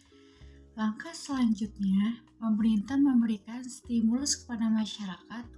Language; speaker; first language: Indonesian; native; Indonesian